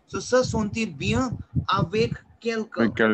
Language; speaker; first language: French; non-native, fluent; Hindi